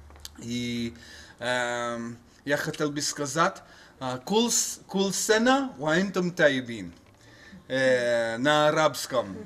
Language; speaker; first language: Russian; non-native, fluent; English